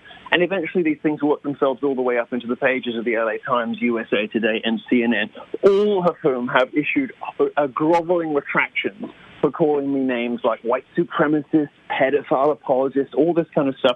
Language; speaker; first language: English; native; English